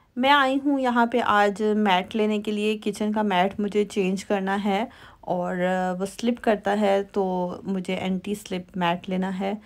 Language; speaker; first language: Urdu; native; Urdu